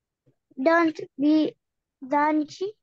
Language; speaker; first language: English; non-native, learner; Arabic